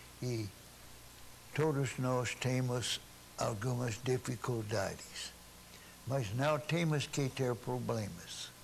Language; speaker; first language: Portuguese; non-native, fluent; English